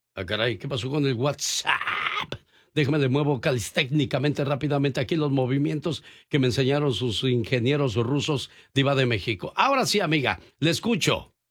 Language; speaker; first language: Spanish; native; Spanish